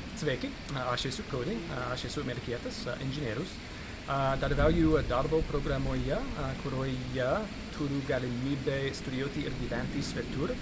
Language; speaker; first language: Lithuanian; non-native, fluent; English